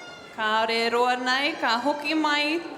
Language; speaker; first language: Māori; non-native, local second language; English